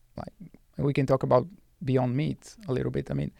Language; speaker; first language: English; non-native, fluent; Bulgarian